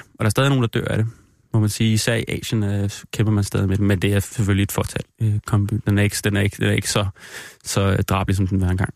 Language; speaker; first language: Danish; native; Danish